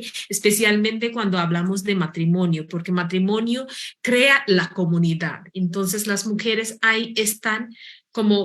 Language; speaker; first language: Spanish; non-native, fluent; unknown